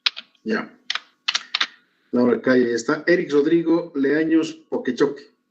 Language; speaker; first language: Spanish; native; Spanish